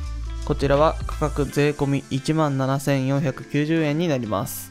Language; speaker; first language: Japanese; native; Japanese